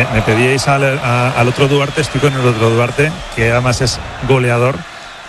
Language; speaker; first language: Spanish; native; Spanish